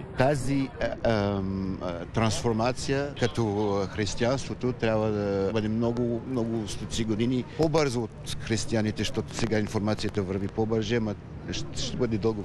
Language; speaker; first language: Bulgarian; non-native, fluent; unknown